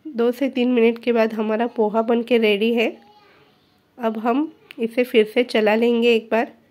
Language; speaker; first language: Hindi; non-native, local second language; Marathi